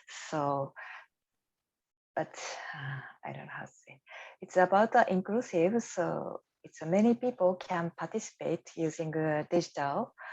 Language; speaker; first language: English; non-native, learner; Japanese